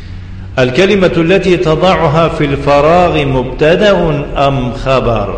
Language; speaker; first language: Arabic; non-native, fluent; Tajik